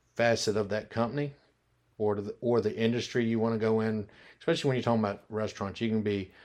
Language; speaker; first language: English; native; English